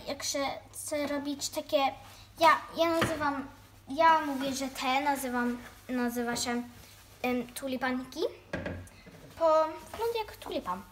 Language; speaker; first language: Polish; early bilingual, heritage; Polish